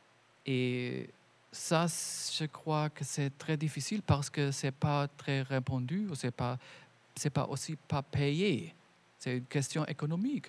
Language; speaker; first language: French; non-native, fluent; German